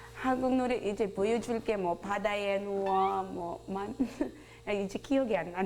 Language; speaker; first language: Korean; non-native, learner; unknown